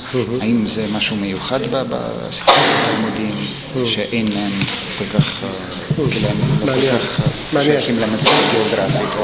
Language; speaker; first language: Hebrew; non-native, fluent; Russian